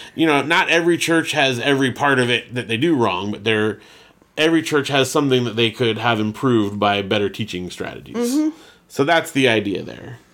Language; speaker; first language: English; native; English